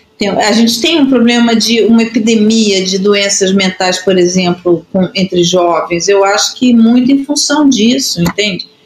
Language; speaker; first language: Portuguese; native; Portuguese